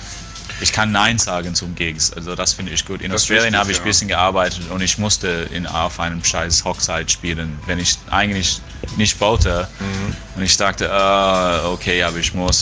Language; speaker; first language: German; non-native, fluent; English